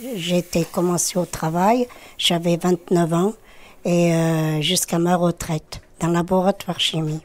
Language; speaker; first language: French; early bilingual, other home language; Portuguese